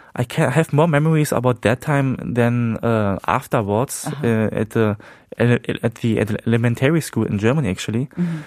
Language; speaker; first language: English; early bilingual, heritage; Korean